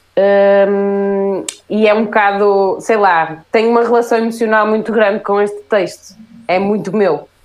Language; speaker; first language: Portuguese; native; Portuguese